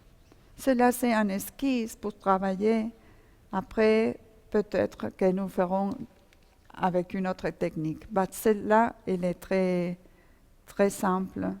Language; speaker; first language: French; non-native, fluent; Spanish